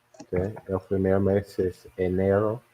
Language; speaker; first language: Spanish; non-native, learner; English